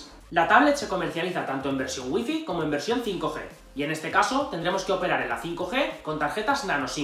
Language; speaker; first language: Spanish; native; Spanish